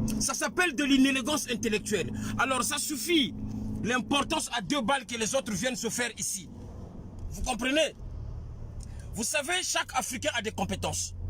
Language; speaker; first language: French; non-native, local second language; Lingala